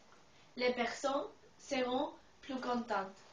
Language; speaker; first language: French; non-native, learner; Spanish